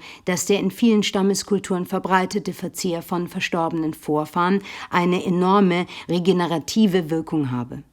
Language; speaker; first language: German; native; German